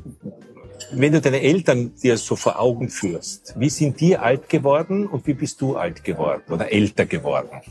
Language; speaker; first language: German; native; German